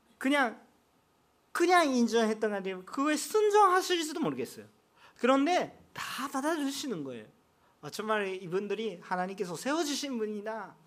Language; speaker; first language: Korean; non-native, fluent; Japanese